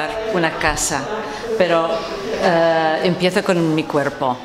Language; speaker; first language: Spanish; non-native, fluent; English